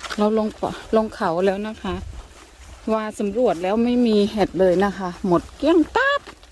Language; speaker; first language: Thai; non-native, local second language; Northern Khmer